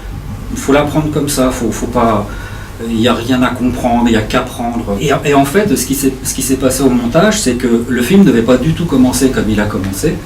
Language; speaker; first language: French; native; French